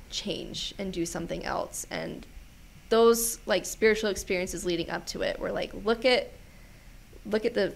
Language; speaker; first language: English; native; English